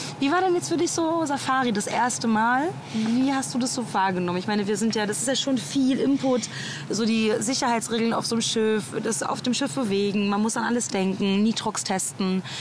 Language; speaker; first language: German; native; German